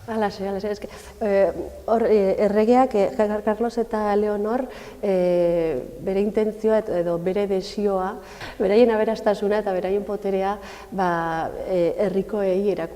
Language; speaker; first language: Basque; non-native, local second language; Spanish